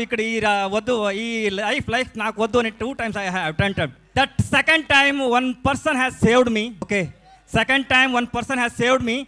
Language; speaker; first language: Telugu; non-native, learner; Kannada